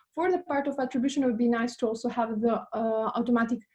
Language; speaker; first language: English; non-native, fluent; Albanian